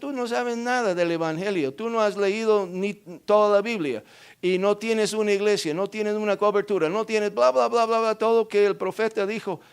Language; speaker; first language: Spanish; non-native, fluent; English